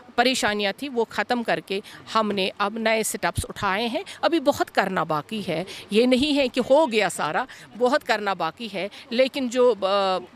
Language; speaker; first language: Hindi; non-native, local second language; Kashmiri